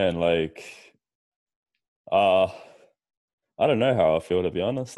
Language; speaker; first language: English; native; English